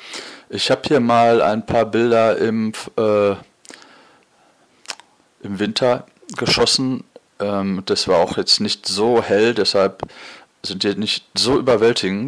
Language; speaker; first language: German; native; German